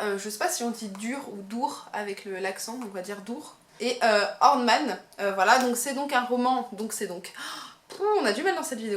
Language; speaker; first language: French; native; French